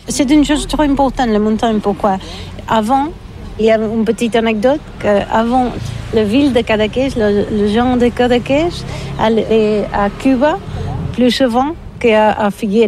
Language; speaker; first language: French; non-native, learner; Catalan